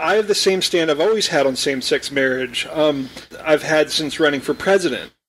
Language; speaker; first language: English; native; English